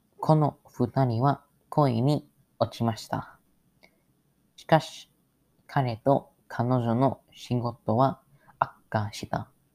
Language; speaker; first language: Japanese; non-native, learner; English